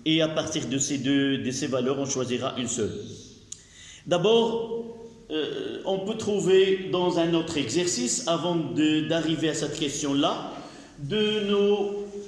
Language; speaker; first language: French; non-native, local second language; Arabic